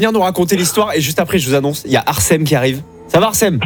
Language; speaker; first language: French; native; French